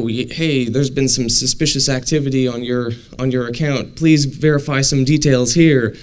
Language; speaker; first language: English; native; English